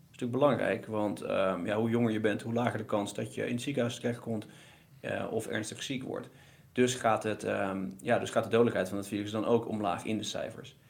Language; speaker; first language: Dutch; native; Dutch